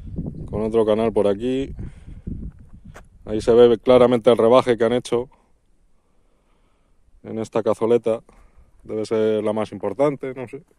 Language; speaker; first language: Spanish; native; Spanish